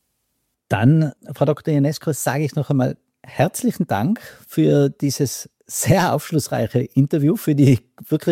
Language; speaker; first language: German; native; German